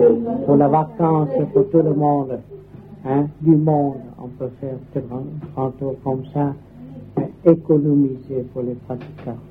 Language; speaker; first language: French; non-native, learner; Vietnamese